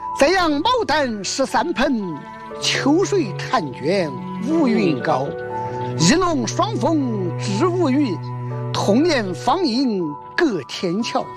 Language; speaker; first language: Chinese; native; Chinese